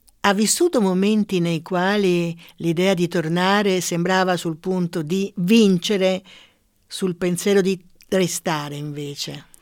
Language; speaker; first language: Italian; native; Italian